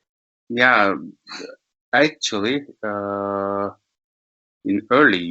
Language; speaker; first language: English; non-native, learner; Turkish